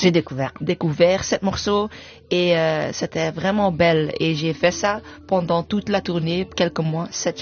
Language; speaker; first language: French; non-native, fluent; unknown